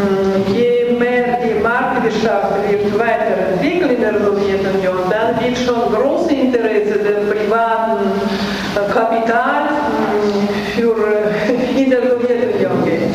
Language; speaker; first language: German; non-native, learner; Russian